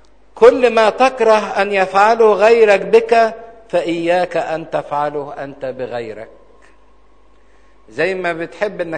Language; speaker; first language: Arabic; native; Arabic